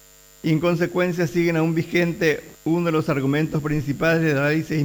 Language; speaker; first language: Spanish; native; Spanish